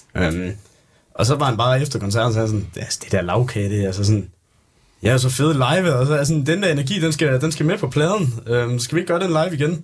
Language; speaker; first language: Danish; native; Danish